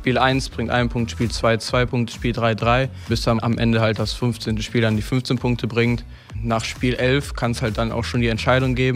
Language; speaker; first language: German; native; German